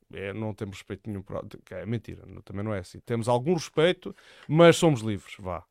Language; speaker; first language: Portuguese; native; Portuguese